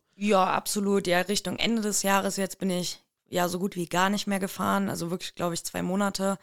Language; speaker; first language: German; native; German